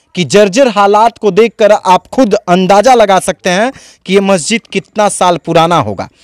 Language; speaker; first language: Hindi; native; Hindi